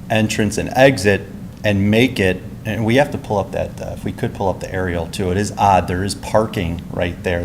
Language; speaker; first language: English; native; English